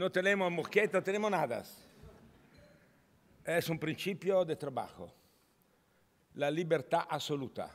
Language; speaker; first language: Spanish; non-native, learner; Italian